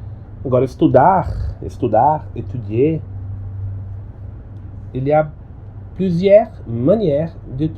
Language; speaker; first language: French; non-native, learner; Portuguese